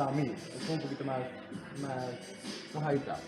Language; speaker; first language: Spanish; native; Spanish